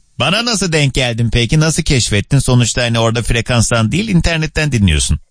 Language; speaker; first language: Turkish; native; Turkish